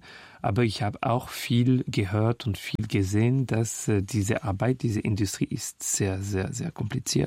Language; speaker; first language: German; non-native, fluent; French